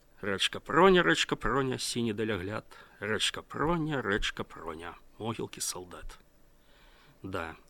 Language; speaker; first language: Belarusian; native; Belarusian